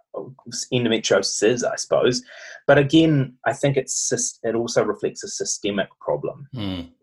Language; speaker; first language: English; native; English